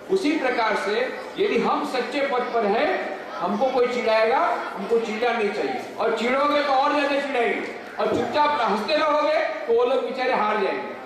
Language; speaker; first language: Hindi; non-native, local second language; Gujarati